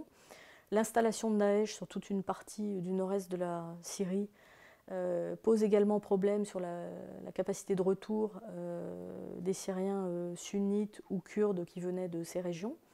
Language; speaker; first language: French; native; French